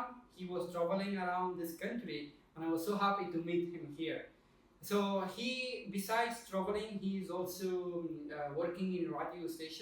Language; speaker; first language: English; non-native, fluent; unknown